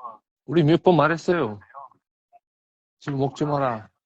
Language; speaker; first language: Korean; non-native, learner; Uzbek